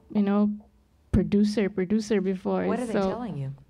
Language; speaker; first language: English; non-native, local second language; Malay